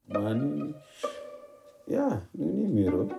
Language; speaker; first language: Dutch; non-native, learner; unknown